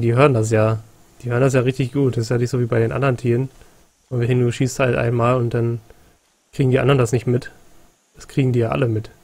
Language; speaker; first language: German; native; German